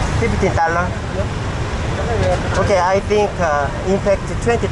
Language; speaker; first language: English; non-native, learner; Korean